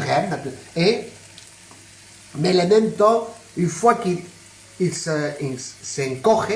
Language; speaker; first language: French; non-native, fluent; Spanish